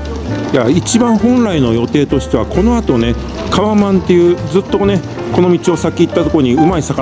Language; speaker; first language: Japanese; native; Japanese